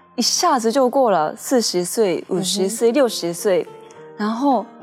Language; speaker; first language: Chinese; non-native, fluent; Japanese